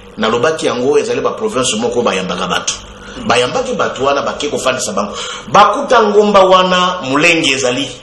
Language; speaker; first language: Lingala; non-native, local second language; Bembe